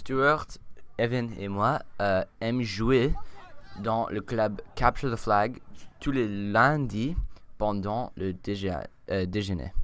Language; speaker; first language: French; non-native, learner; English